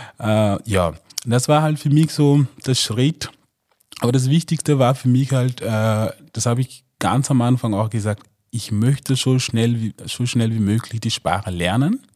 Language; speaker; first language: German; non-native, fluent; Mossi